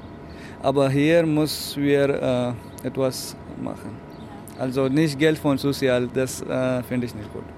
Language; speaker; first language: German; non-native, learner; Arabic